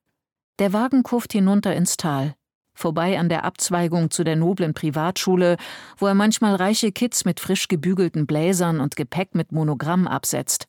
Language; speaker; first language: German; native; German